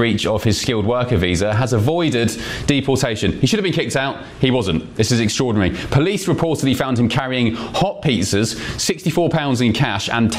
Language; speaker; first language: English; native; English